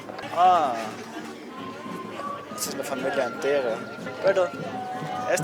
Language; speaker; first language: Spanish; non-native, learner; English